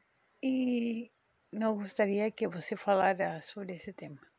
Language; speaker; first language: Portuguese; non-native, fluent; Spanish